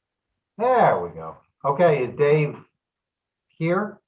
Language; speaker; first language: English; native; English